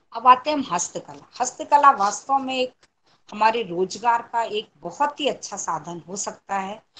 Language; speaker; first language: Hindi; native; Hindi